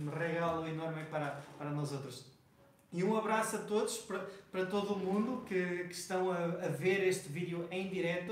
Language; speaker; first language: Portuguese; non-native, fluent; Spanish